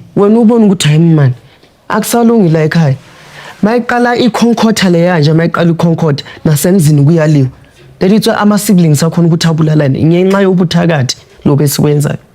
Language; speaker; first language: Zulu; non-native, local second language; Tsonga